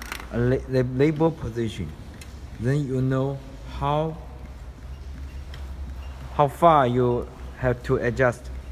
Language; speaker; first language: English; non-native, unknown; Chinese